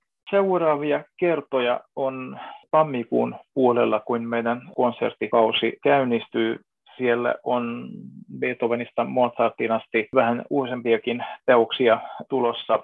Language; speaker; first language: Finnish; non-native, fluent; Hungarian